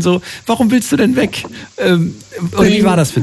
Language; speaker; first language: German; native; German